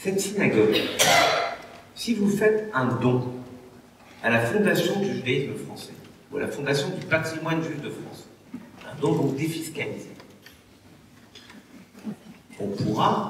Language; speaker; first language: French; native; French